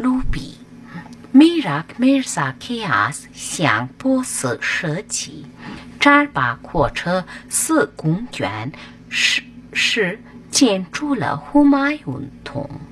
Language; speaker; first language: Chinese; non-native, fluent; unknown